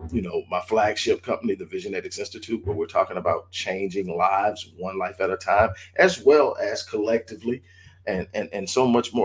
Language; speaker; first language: English; native; English